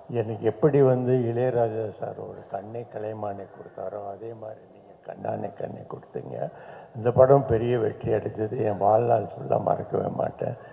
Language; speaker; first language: Tamil; native; Tamil